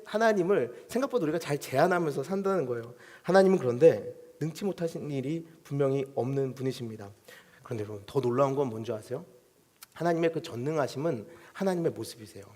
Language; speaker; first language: Korean; native; Korean